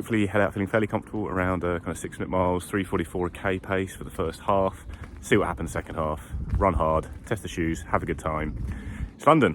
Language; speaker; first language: English; native; English